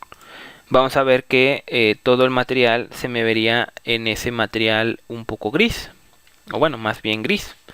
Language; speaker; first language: Spanish; native; Spanish